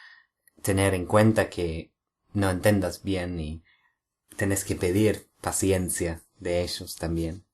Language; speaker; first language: Spanish; non-native, fluent; English